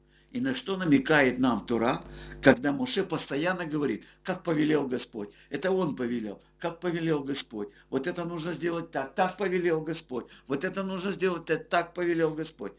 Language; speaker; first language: Russian; native; Russian